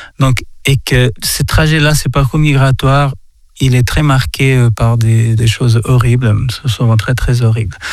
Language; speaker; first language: French; non-native, fluent; Portuguese